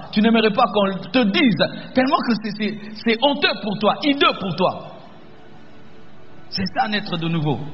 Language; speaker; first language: French; non-native, local second language; Lingala